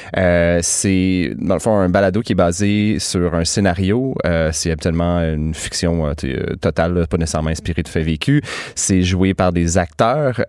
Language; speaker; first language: French; native; French